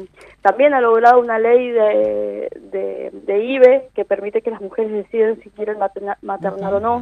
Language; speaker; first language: Spanish; native; Spanish